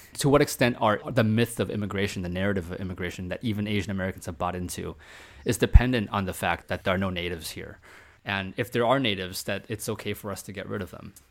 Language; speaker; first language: English; early bilingual, other home language; Chinese